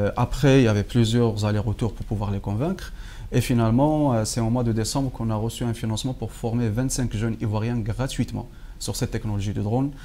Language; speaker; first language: French; non-native, local second language; Arabic